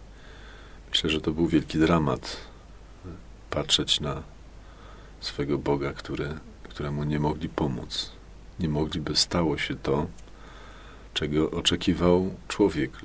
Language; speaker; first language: Polish; native; Polish